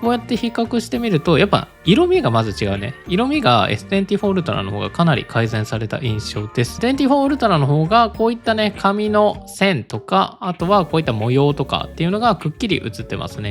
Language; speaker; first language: Japanese; native; Japanese